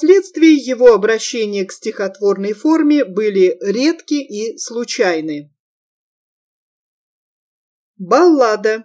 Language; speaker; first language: Russian; native; Russian